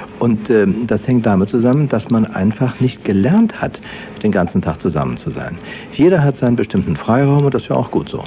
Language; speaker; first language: German; native; German